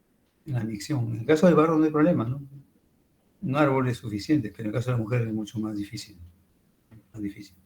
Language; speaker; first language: Spanish; native; Spanish